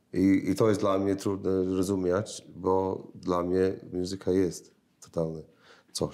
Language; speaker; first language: Polish; non-native, learner; English